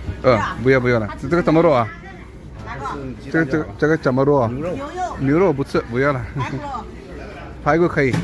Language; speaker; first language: Chinese; non-native, learner; Kannada